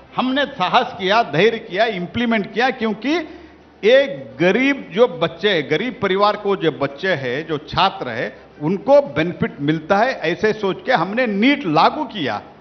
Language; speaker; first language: Hindi; non-native, local second language; Kannada